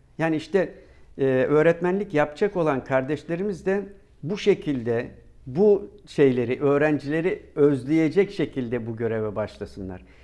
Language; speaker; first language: Turkish; native; Turkish